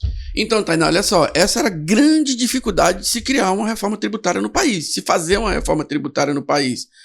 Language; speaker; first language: Portuguese; native; Portuguese